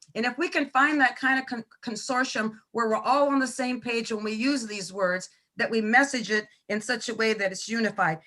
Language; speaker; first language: English; native; English